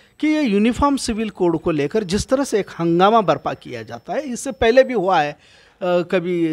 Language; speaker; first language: Hindi; non-native, local second language; Urdu